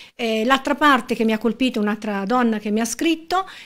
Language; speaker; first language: Italian; native; Italian